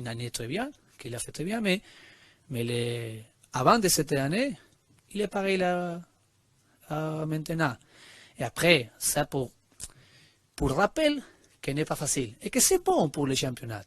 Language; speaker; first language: French; non-native, learner; Spanish